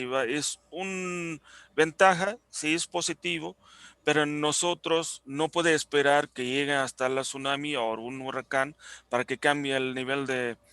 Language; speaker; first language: Spanish; non-native, fluent; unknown